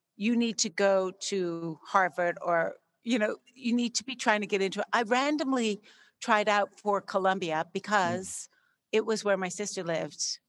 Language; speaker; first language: English; native; English